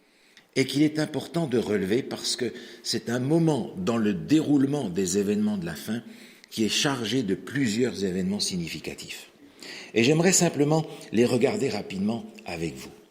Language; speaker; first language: French; native; French